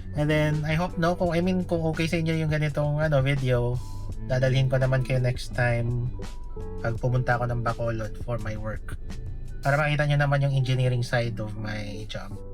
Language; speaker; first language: Filipino; non-native, local second language; Hiligaynon